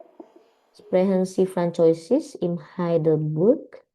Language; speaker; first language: German; non-native, learner; Indonesian